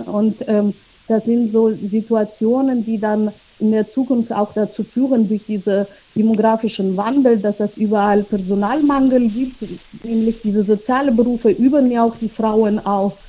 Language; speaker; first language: German; non-native, fluent; Georgian